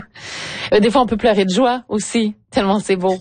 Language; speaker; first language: French; native; French